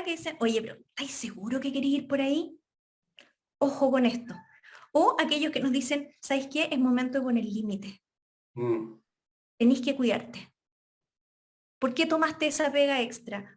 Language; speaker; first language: Spanish; native; Spanish